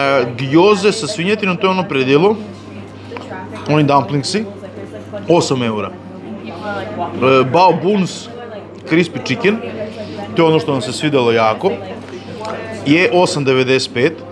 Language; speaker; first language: Bosnian; native; Bosnian